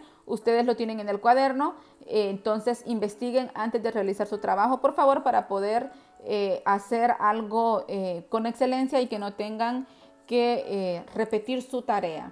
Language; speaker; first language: Spanish; native; Spanish